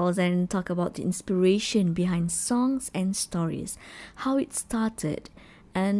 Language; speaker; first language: English; non-native, local second language; Malay